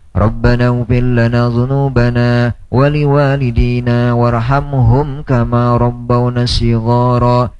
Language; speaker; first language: Arabic; non-native, fluent; Indonesian